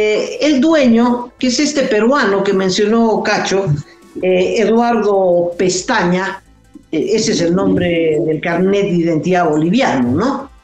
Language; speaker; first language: Spanish; native; Spanish